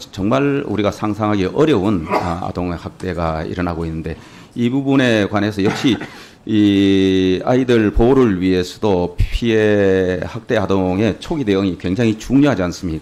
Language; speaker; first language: Korean; native; Korean